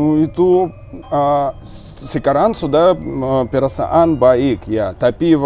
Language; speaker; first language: Indonesian; non-native, learner; Russian